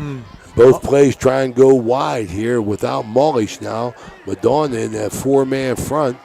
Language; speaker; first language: English; native; English